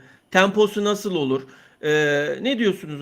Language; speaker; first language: Turkish; native; Turkish